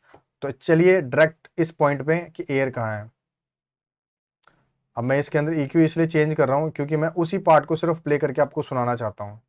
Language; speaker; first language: Hindi; native; Hindi